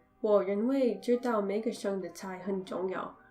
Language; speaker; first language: Chinese; non-native, learner; English